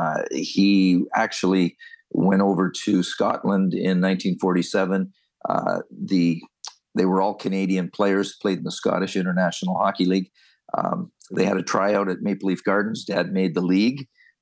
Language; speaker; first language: English; native; English